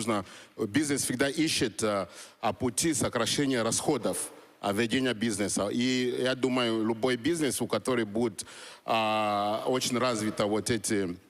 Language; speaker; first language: Russian; non-native, fluent; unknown